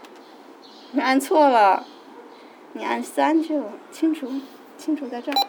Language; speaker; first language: Chinese; native; Chinese